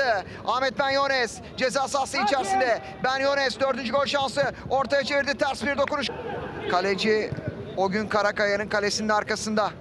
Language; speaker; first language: Turkish; native; Turkish